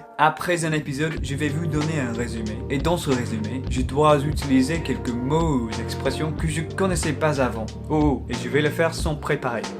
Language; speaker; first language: French; non-native, fluent; English